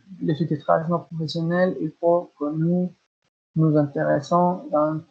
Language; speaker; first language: French; non-native, learner; Spanish